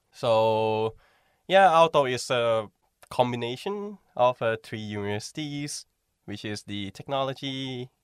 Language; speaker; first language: English; non-native, fluent; Thai